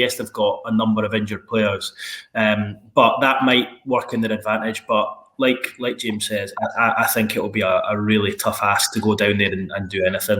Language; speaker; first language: English; native; English